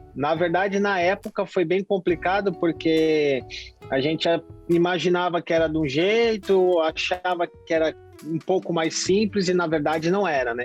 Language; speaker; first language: Portuguese; native; Portuguese